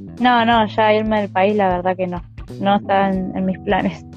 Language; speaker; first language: Spanish; native; Spanish